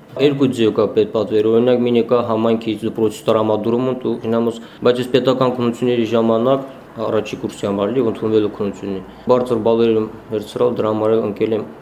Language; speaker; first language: Armenian; native; Armenian